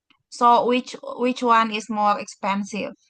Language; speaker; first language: English; non-native, fluent; Indonesian